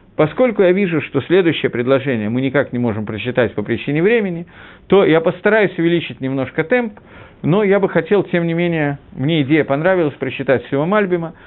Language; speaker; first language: Russian; early bilingual, heritage; Russian